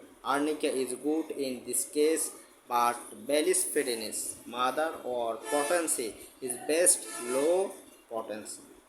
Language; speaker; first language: English; non-native, local second language; Bangla